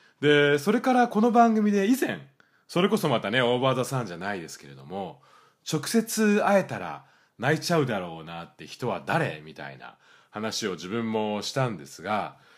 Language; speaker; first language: Japanese; native; Japanese